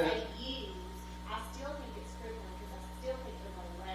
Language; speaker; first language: English; native; English